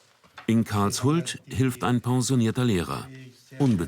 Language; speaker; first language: German; native; German